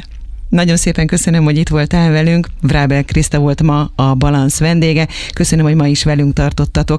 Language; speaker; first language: Hungarian; native; Hungarian